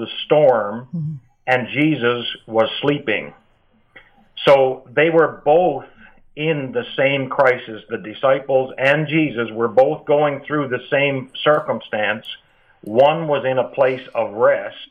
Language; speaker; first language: English; native; English